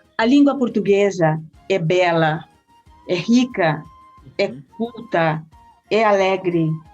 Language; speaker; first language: Portuguese; early bilingual, heritage; Portuguese